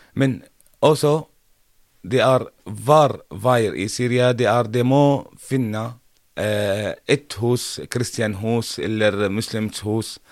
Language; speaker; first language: Norwegian; non-native, learner; Arabic